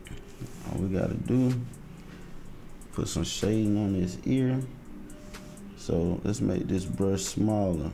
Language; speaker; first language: English; native; English